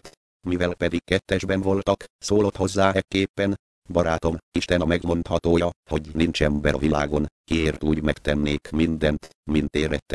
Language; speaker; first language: Hungarian; native; Hungarian